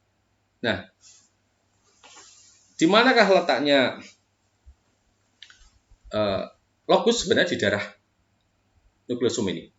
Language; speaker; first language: Indonesian; native; Indonesian